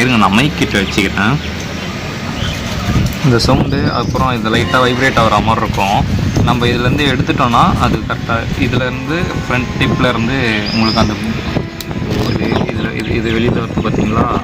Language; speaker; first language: Tamil; native; Tamil